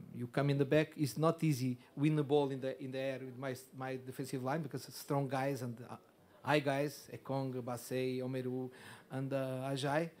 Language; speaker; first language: English; non-native, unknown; Portuguese